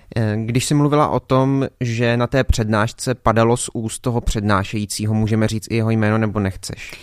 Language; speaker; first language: Czech; native; Czech